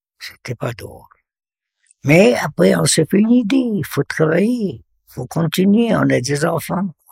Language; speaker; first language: French; non-native, local second language; Arabic